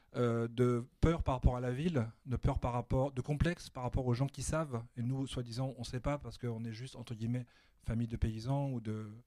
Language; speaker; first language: French; native; French